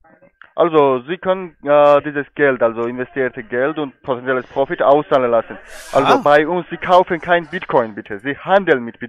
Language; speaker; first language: German; non-native, fluent; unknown